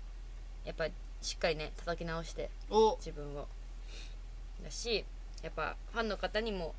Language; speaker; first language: Japanese; native; Japanese